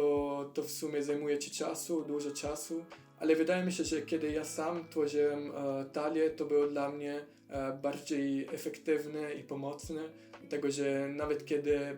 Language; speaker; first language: Polish; non-native, fluent; Italian